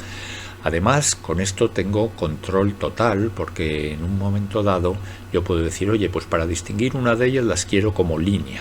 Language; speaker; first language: Spanish; native; Spanish